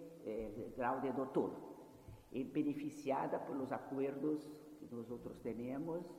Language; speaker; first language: Spanish; non-native, fluent; Portuguese